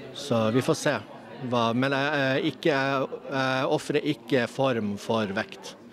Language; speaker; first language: Norwegian; native; Norwegian